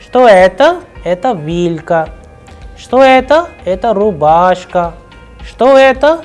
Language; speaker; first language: Russian; non-native, fluent; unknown